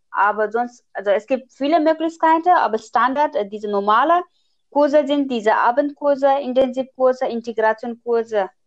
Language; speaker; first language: German; non-native, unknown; Nepali